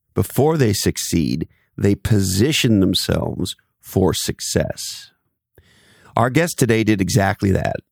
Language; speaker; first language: English; native; English